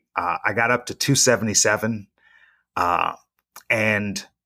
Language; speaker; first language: English; native; English